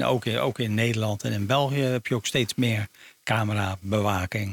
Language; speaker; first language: Dutch; native; Dutch